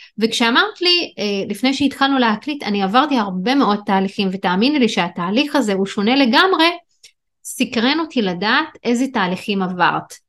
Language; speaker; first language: Hebrew; non-native, local second language; Arabic